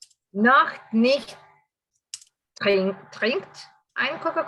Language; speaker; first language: German; non-native, learner; Serbian